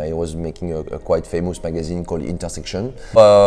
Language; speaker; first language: English; non-native, fluent; French